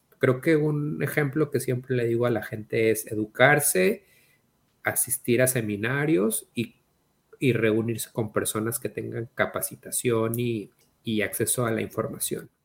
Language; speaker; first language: Spanish; native; Spanish